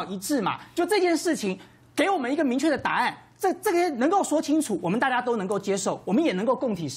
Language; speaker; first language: Chinese; native; Chinese